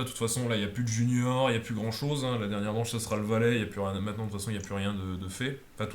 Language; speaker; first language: French; native; French